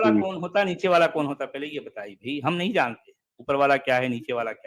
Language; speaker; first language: Urdu; native; Urdu